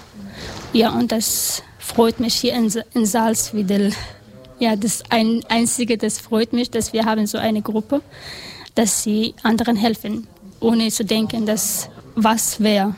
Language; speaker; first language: German; non-native, learner; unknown